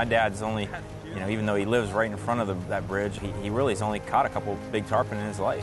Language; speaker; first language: English; native; English